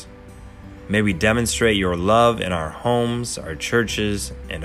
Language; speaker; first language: English; native; English